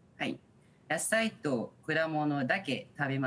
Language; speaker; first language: Japanese; non-native, learner; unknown